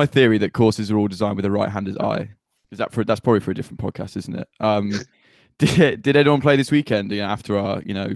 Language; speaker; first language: English; native; English